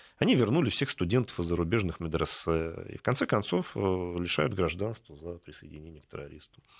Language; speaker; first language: Russian; native; Russian